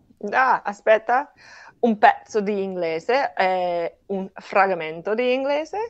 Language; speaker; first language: Italian; non-native, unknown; English